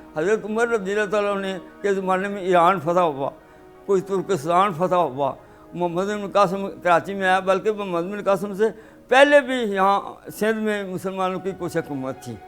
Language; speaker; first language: Urdu; non-native, local second language; Punjabi